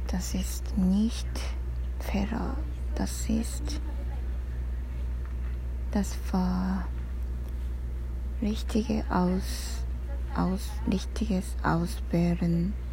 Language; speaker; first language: German; non-native, learner; Japanese